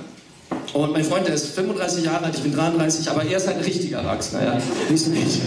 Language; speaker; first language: German; early bilingual, other home language; English